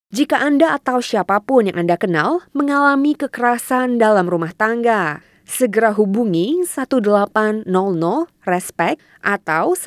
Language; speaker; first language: Indonesian; native; Indonesian